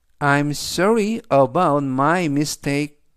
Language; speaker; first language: English; non-native, fluent; Korean